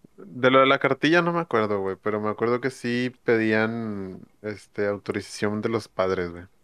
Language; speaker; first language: Spanish; native; Spanish